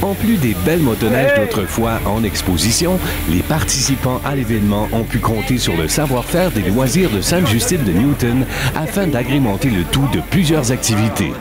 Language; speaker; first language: French; native; French